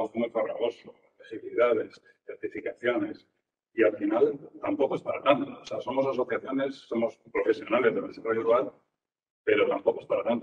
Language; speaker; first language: Spanish; native; Spanish